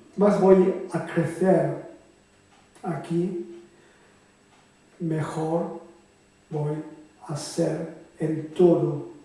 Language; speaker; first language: Spanish; non-native, fluent; French